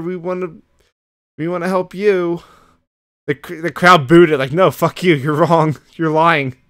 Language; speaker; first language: English; native; English